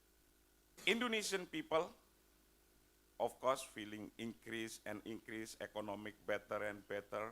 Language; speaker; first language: English; non-native, fluent; Indonesian